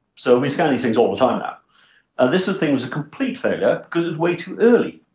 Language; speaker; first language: English; native; English